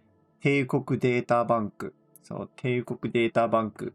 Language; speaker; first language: Japanese; non-native, fluent; English